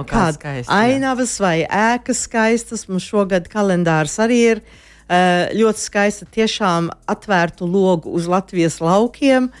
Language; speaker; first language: Latvian; early bilingual, heritage; Latvian